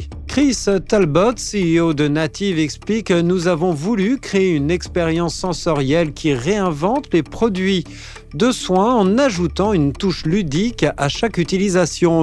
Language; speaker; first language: French; native; French